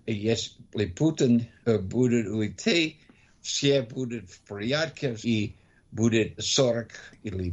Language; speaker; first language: Russian; non-native, learner; English